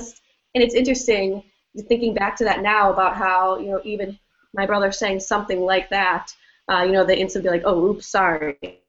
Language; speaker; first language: English; native; English